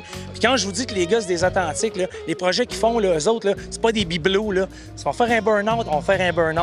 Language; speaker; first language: French; native; French